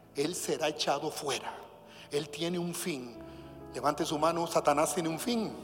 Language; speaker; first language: Spanish; native; Spanish